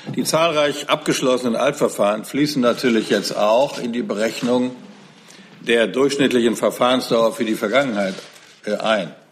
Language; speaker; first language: German; native; German